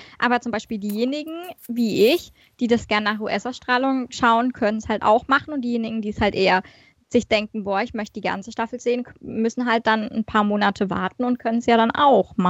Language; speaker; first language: German; native; German